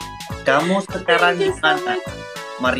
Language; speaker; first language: Indonesian; non-native, local second language; Buginese